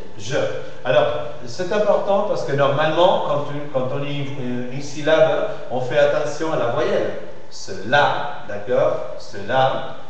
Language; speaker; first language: French; non-native, fluent; Spanish